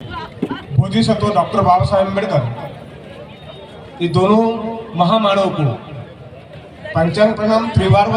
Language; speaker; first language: Hindi; native; Hindi